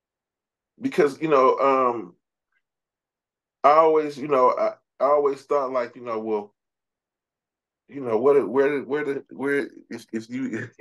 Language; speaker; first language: English; native; English